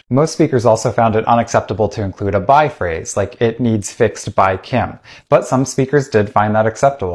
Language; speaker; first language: English; native; English